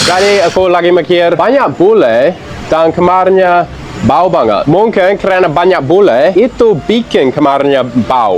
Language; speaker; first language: Indonesian; non-native, fluent; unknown